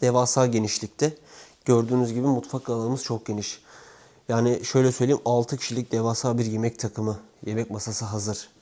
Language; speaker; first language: Turkish; native; Turkish